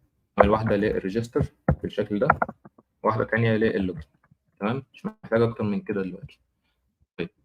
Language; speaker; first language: Arabic; native; Arabic